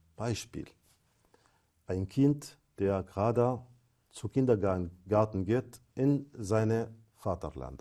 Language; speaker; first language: German; non-native, fluent; Arabic